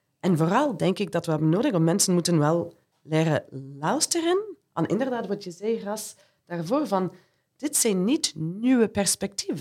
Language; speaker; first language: Dutch; non-native, fluent; English